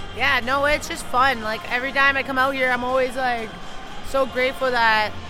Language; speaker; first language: English; native; English